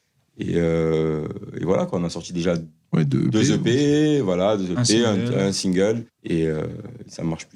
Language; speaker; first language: French; native; French